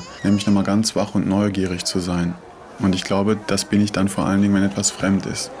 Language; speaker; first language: German; native; German